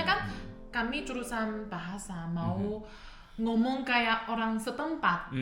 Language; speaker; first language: Indonesian; non-native, fluent; Chinese